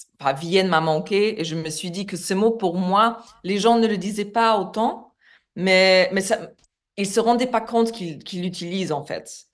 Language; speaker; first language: French; non-native, fluent; Polish